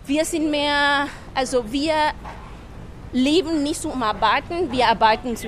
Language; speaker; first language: German; non-native, fluent; Spanish